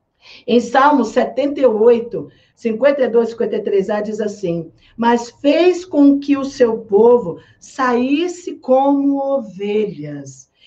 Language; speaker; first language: Portuguese; native; Portuguese